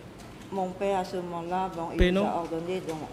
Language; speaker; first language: French; non-native, local second language; Khmer